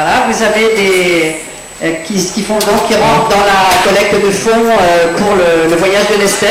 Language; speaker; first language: French; native; French